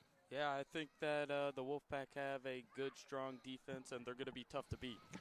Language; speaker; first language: English; native; English